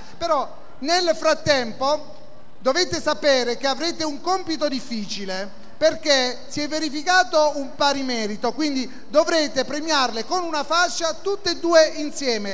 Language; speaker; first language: Italian; native; Italian